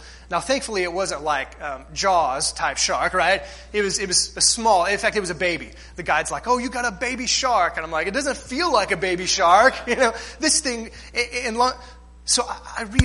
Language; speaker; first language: English; native; English